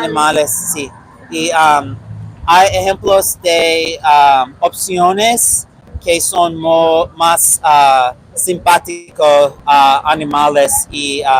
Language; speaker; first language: Spanish; non-native, learner; English